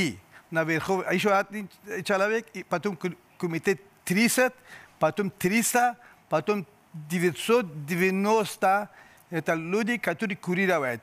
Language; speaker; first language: Russian; non-native, learner; Persian